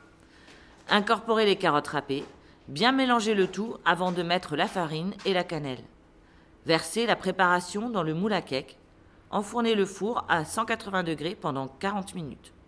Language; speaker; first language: French; native; French